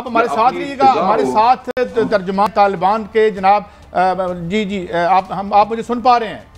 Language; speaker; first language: Urdu; native; Urdu